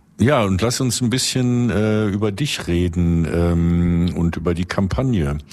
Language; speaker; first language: German; native; German